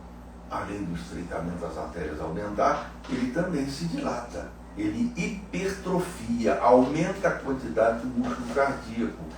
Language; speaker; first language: Portuguese; native; Portuguese